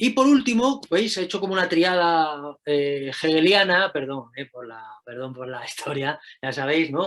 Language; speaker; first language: Spanish; native; Spanish